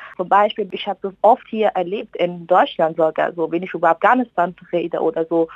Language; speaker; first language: German; non-native, fluent; Persian